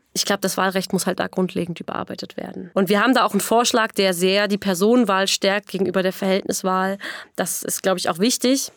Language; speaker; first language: German; native; German